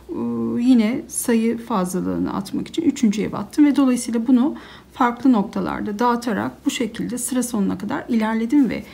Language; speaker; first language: Turkish; native; Turkish